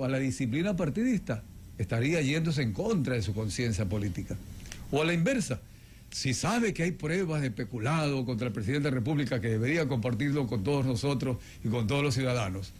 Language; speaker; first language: Spanish; native; Spanish